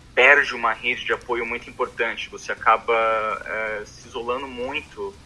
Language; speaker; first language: Portuguese; native; Portuguese